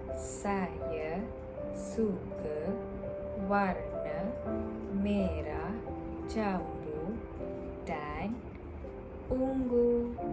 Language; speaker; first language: Malay; non-native, local second language; Tamil